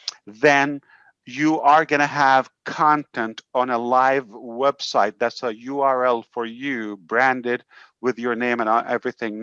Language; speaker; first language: English; non-native, fluent; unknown